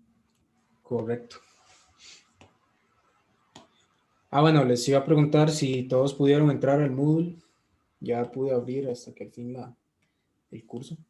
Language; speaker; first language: Spanish; native; Spanish